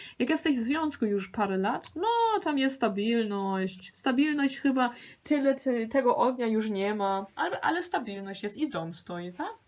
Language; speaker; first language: Polish; early bilingual, heritage; Polish